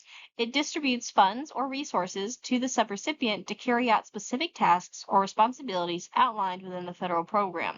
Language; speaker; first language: English; native; English